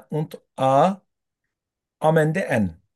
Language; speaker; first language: German; non-native, learner; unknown